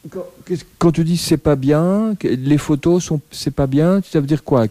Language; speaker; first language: French; native; French